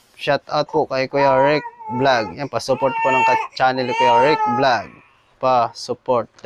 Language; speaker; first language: Filipino; non-native, local second language; Cebuano